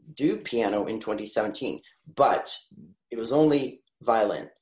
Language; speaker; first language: English; early bilingual, other home language; Russian